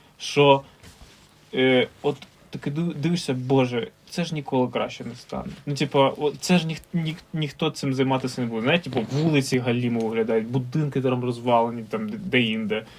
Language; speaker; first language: Ukrainian; non-native, local second language; Russian